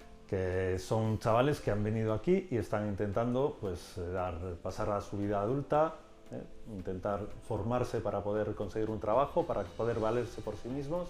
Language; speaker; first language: Spanish; native; Spanish